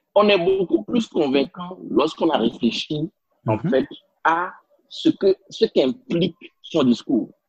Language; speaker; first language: French; non-native, local second language; Spanish